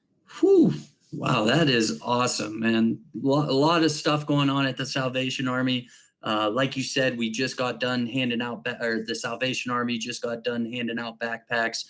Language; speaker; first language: English; native; English